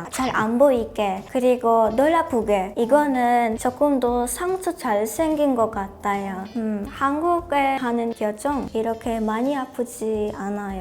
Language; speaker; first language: Korean; non-native, learner; Polish